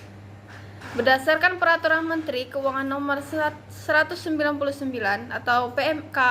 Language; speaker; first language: Indonesian; native; Indonesian